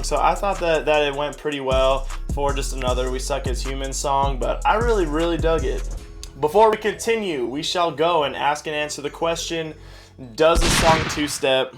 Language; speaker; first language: English; native; English